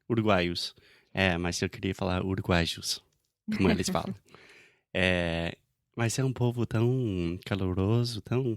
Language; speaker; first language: Portuguese; non-native, fluent; English